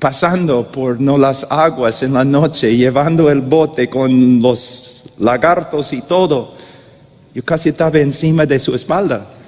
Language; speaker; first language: Spanish; non-native, fluent; English